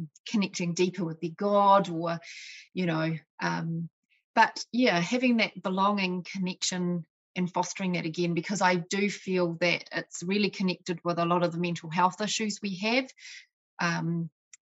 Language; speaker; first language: English; native; English